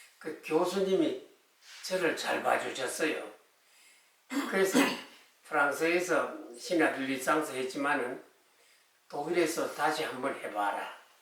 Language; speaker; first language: Korean; native; Korean